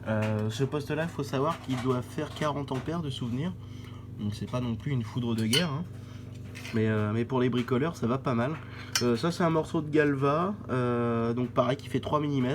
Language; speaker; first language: French; native; French